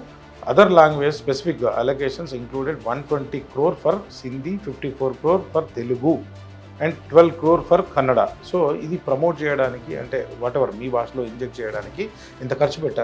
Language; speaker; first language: Telugu; native; Telugu